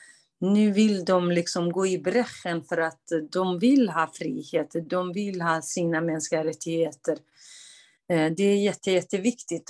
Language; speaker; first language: Swedish; non-native, fluent; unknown